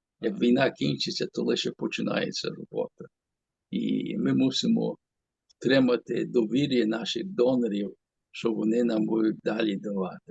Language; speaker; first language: Ukrainian; early bilingual, heritage; Ukrainian